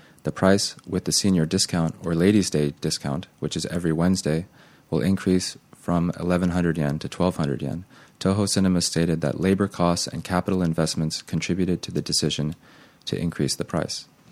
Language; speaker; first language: English; native; English